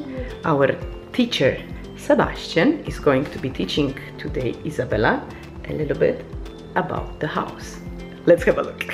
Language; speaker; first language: English; non-native, fluent; Polish